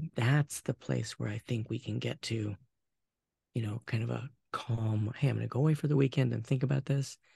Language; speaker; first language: English; native; English